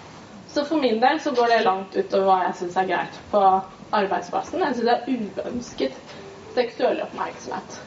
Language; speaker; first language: Norwegian; native; Norwegian